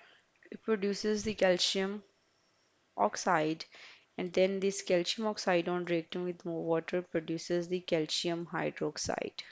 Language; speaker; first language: English; non-native, local second language; Urdu